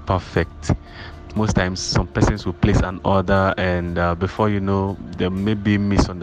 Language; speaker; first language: English; non-native, local second language; Igbo